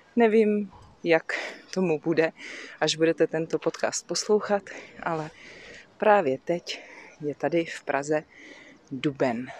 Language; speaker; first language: Czech; native; Czech